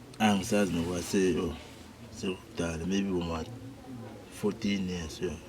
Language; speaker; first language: Zulu; non-native, local second language; Tswana